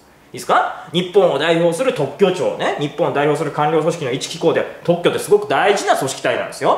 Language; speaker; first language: Japanese; native; Japanese